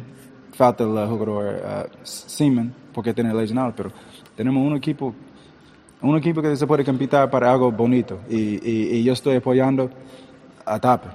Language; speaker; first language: Spanish; early bilingual, heritage; English